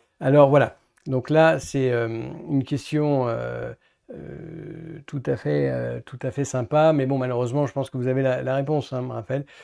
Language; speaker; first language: French; native; French